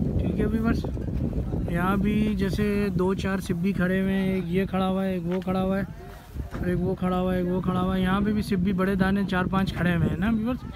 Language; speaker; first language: Urdu; native; Urdu